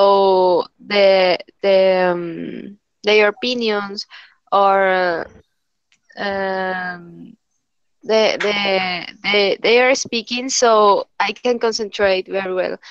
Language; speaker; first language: English; non-native, learner; Spanish